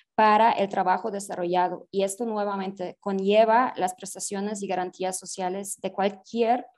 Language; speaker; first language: Spanish; non-native, fluent; German